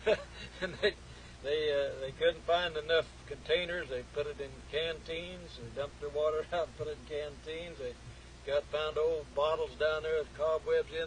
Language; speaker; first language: English; native; English